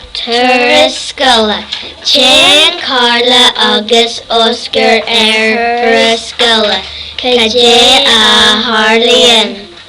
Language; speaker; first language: Irish; non-native, local second language; English